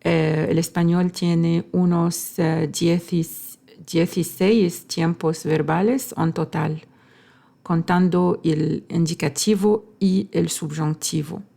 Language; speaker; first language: Spanish; non-native, fluent; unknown